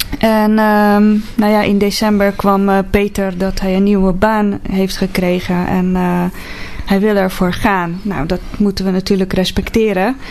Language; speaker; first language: Dutch; non-native, fluent; Hungarian